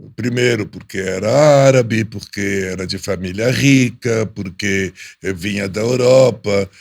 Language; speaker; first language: Portuguese; early bilingual, heritage; Portuguese